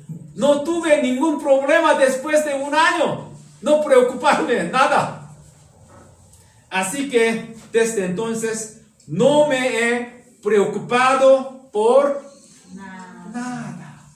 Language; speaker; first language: Spanish; non-native, learner; Korean